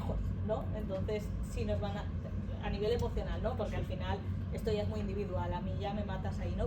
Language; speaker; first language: Spanish; native; Spanish